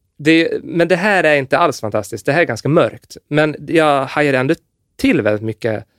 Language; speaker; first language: Swedish; native; Swedish